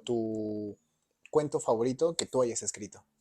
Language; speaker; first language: Spanish; native; Spanish